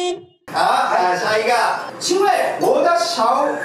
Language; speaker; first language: Chinese; non-native, fluent; Japanese